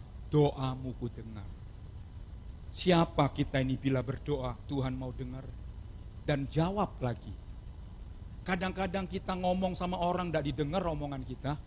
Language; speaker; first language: Indonesian; non-native, local second language; Javanese